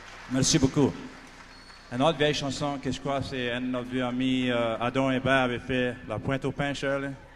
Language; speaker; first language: French; early bilingual, heritage; French